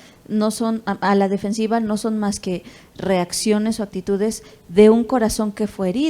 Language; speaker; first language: Spanish; native; Spanish